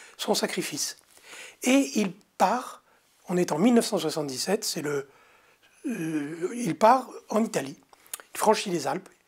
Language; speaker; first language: French; native; French